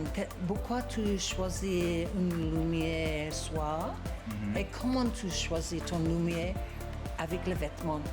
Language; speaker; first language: French; non-native, learner; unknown